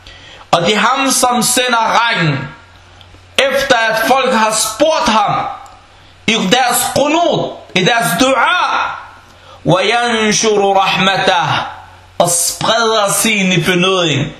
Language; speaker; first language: Danish; non-native, fluent; Arabic